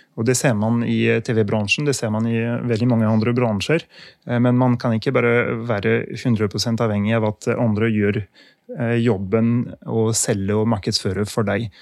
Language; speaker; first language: Norwegian; non-native, fluent; French